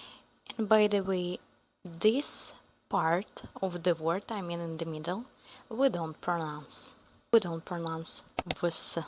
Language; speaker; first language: English; non-native, fluent; Russian